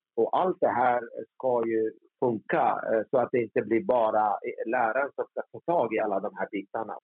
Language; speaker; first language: Swedish; early bilingual, other home language; Turoyo